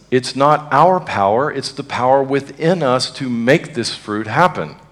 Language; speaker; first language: English; native; English